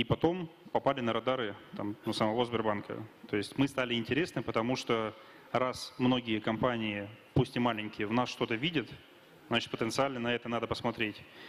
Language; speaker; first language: Russian; native; Russian